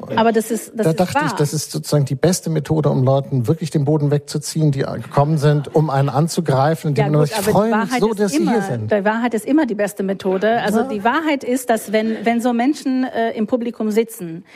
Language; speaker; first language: German; non-native, fluent; English